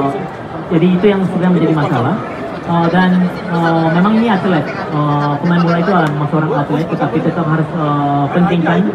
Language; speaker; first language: Indonesian; non-native, fluent; Korean